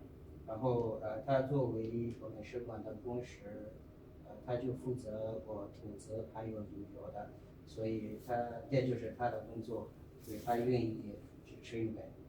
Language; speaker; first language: Chinese; non-native, fluent; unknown